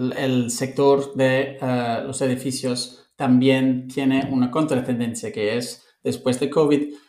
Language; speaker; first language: Spanish; non-native, fluent; English